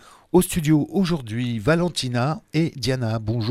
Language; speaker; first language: French; native; French